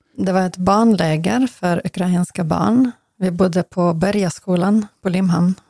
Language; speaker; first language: Swedish; non-native, fluent; Ukrainian